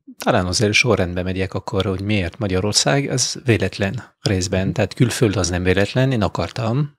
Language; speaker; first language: Hungarian; non-native, fluent; French